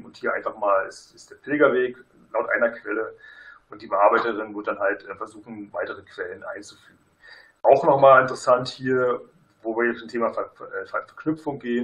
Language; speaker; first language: German; native; German